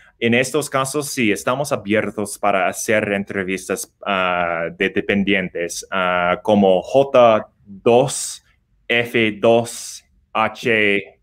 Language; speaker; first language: Spanish; non-native, learner; English